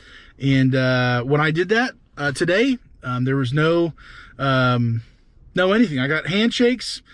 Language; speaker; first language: English; native; English